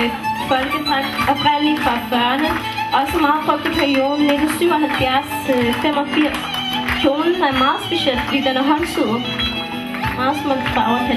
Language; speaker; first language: Danish; early bilingual, other home language; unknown